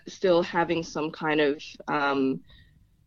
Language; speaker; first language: English; non-native, local second language; Filipino